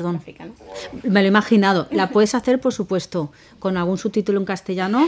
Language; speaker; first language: Spanish; native; Spanish